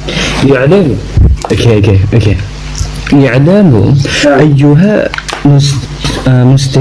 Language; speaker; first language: Arabic; non-native, learner; Indonesian